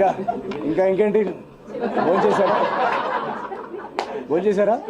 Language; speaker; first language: Telugu; native; Telugu